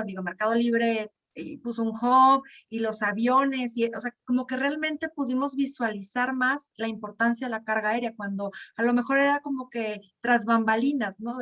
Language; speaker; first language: Spanish; native; Spanish